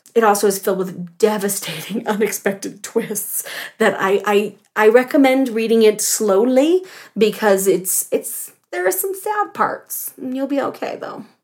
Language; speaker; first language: English; native; English